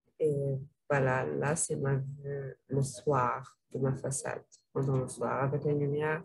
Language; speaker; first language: French; non-native, local second language; Arabic